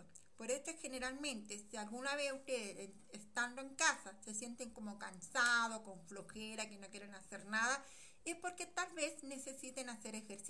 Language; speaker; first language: Spanish; native; Spanish